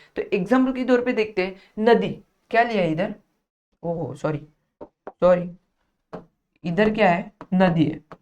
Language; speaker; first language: Hindi; non-native, local second language; Marathi